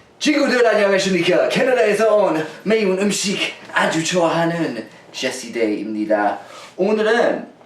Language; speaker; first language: Korean; non-native, learner; English